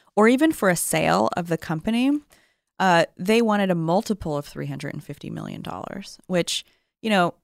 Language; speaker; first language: English; native; English